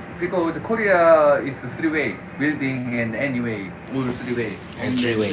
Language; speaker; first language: English; non-native, learner; Korean